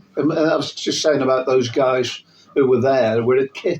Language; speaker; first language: English; native; English